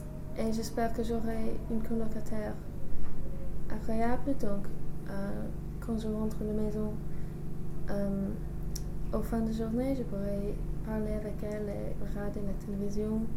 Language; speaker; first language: French; non-native, learner; English